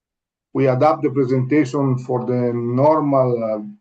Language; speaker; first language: English; non-native, learner; Italian